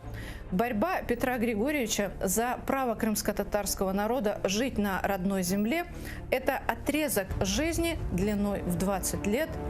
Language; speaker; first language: Russian; native; Russian